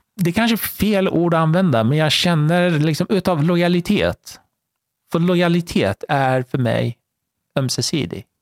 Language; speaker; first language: Swedish; non-native, fluent; Persian